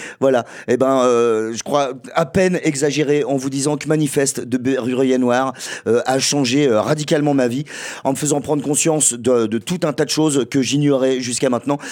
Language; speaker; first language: French; native; French